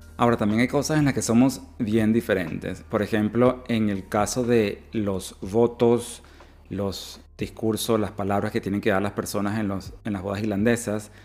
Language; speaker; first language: Spanish; native; Spanish